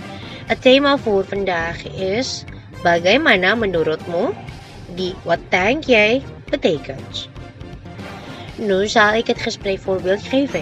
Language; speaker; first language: Dutch; non-native, learner; Indonesian